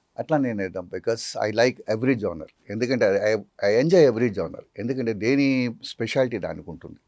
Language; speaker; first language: Telugu; non-native, local second language; Tamil